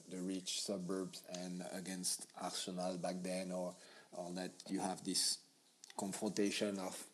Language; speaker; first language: English; non-native, fluent; French